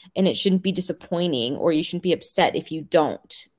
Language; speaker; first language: English; native; English